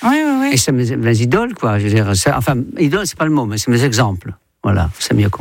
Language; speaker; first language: French; non-native, fluent; Dutch